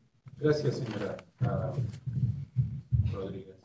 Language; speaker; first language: Spanish; early bilingual, heritage; Spanish